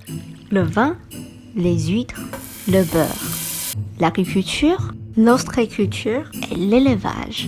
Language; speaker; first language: French; non-native, fluent; Chinese